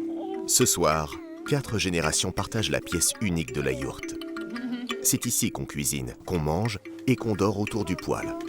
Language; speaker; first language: French; native; French